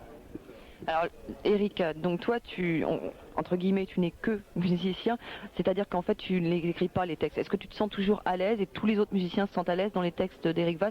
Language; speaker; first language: French; native; French